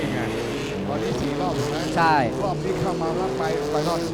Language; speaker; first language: Thai; native; Thai